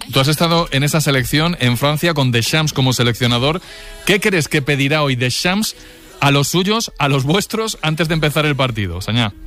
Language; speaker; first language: Spanish; native; Spanish